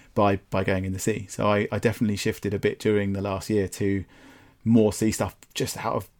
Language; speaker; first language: English; native; English